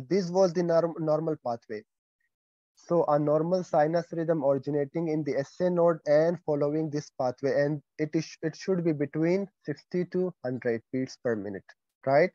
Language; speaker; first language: English; non-native, fluent; Pashto